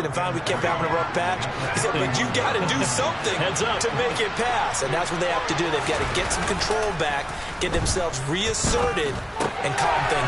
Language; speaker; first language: English; native; English